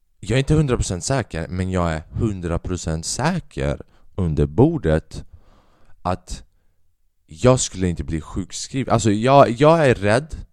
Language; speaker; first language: Swedish; native; Swedish